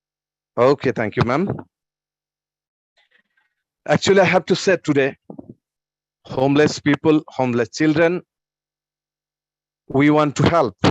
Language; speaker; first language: English; non-native, learner; Bangla